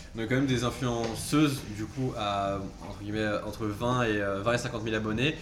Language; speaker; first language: French; native; French